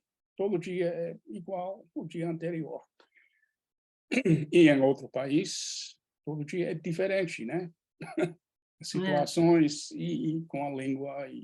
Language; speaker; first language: Portuguese; non-native, fluent; English